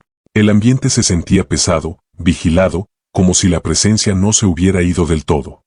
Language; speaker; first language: Spanish; native; Spanish